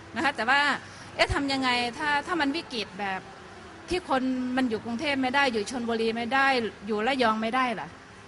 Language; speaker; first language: Thai; native; Thai